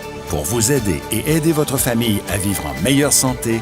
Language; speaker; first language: French; native; French